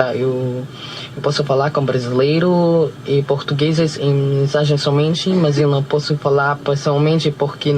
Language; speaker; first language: Portuguese; non-native, learner; Filipino